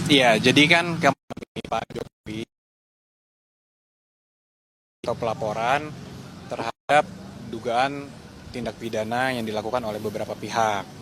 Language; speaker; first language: Indonesian; native; Indonesian